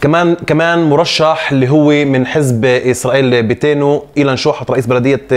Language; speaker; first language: Arabic; native; Arabic